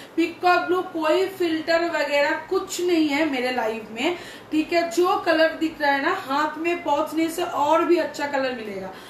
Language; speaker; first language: Hindi; non-native, local second language; Bangla